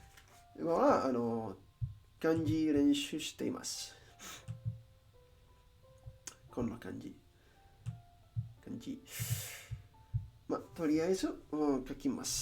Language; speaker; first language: Japanese; non-native, learner; Spanish